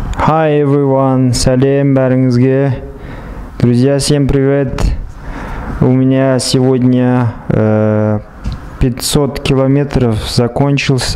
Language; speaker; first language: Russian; non-native, local second language; Kazakh